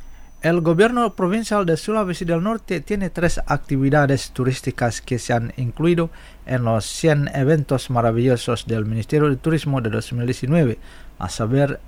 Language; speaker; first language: Spanish; non-native, fluent; Indonesian